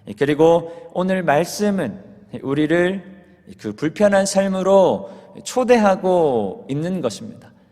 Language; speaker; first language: Korean; native; Korean